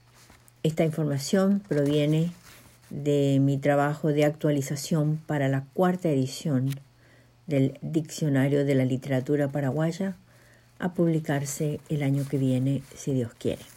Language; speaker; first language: Spanish; native; Spanish